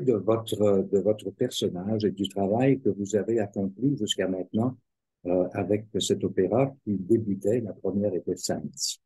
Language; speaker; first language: French; native; French